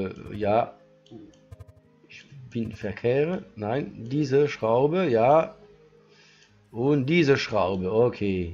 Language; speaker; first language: German; non-native, learner; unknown